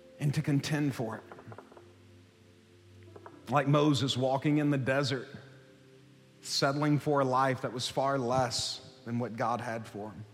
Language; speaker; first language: English; native; English